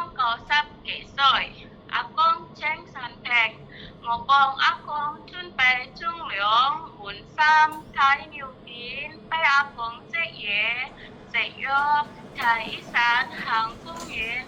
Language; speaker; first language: Cantonese; non-native, learner; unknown